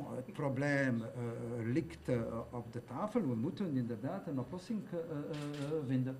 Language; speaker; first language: Dutch; non-native, local second language; French